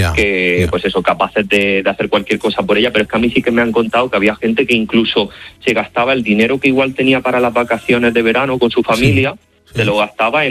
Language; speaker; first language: Spanish; native; Spanish